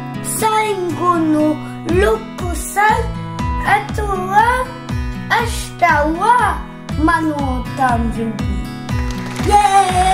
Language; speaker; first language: Japanese; early bilingual, heritage; Japanese